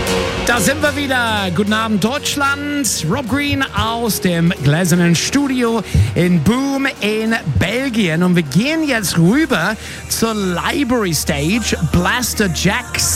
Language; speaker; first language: German; native; German